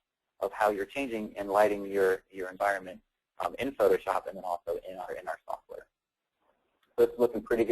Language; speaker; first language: English; native; English